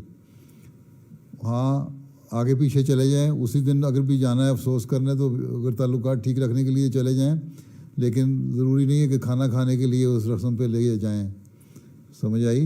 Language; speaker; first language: Urdu; native; Urdu